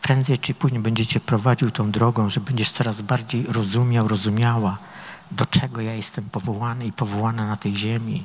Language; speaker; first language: Polish; native; Polish